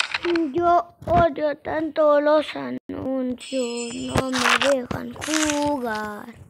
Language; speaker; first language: Spanish; native; Spanish